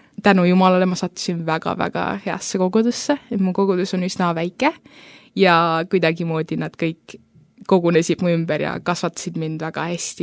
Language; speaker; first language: Estonian; early bilingual, heritage; Estonian